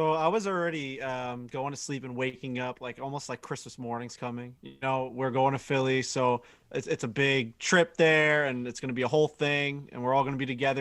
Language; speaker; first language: English; native; English